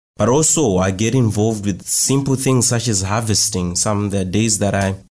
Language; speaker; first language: English; non-native, local second language; Shona